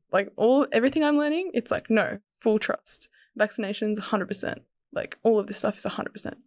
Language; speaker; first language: English; early bilingual, other home language; Serbian